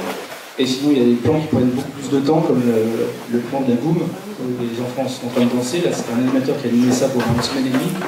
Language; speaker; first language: French; native; French